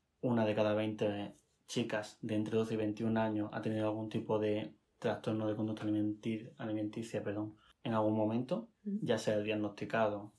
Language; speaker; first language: Spanish; native; Spanish